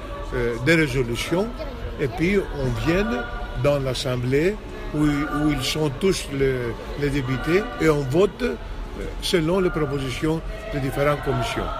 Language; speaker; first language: French; non-native, fluent; Greek